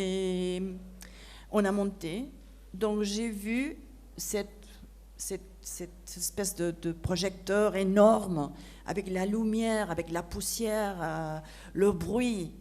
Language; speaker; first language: French; non-native, fluent; Spanish